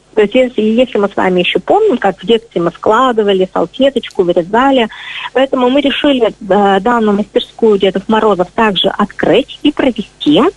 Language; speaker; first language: Russian; native; Russian